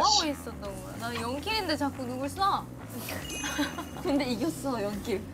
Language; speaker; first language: Korean; native; Korean